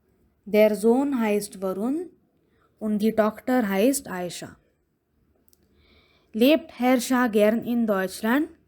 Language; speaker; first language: German; non-native, fluent; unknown